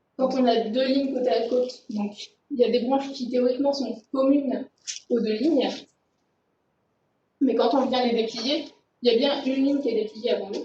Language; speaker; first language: French; native; French